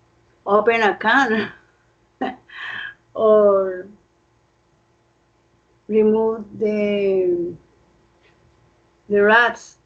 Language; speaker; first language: English; non-native, fluent; Spanish